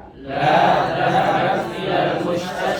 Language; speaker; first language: Arabic; non-native, learner; Indonesian